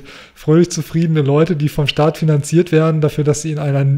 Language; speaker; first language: German; native; German